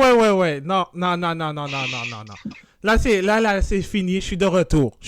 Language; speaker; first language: French; native; French